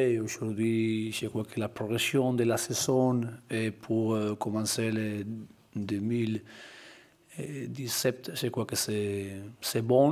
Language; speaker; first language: French; non-native, learner; Spanish